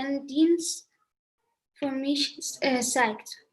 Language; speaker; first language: German; non-native, learner; Persian